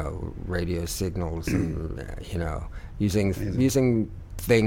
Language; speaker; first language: English; native; English